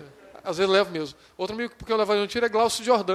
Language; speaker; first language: Portuguese; native; Portuguese